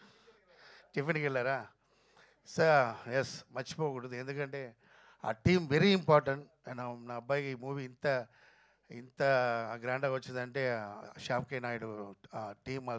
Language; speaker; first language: Telugu; non-native, local second language; Tamil